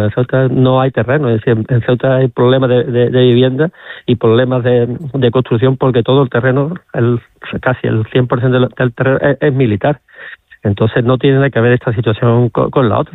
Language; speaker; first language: Spanish; native; Spanish